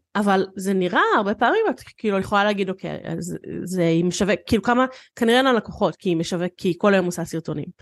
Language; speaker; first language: Hebrew; native; Hebrew